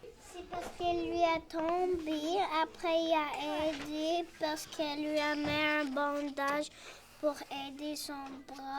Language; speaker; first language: French; non-native, local second language; English